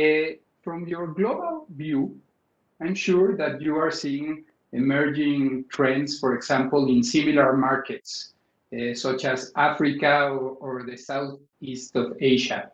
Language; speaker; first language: English; non-native, fluent; Spanish